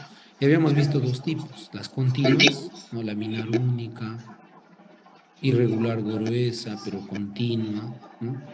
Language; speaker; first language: Spanish; native; Spanish